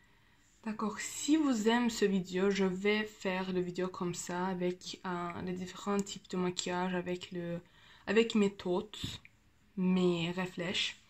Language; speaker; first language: French; non-native, learner; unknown